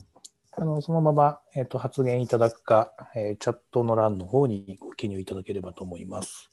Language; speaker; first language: Japanese; native; Japanese